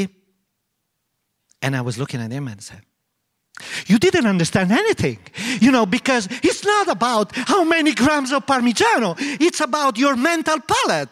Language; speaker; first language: English; non-native, fluent; Italian